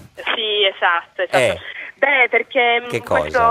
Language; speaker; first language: Italian; native; Italian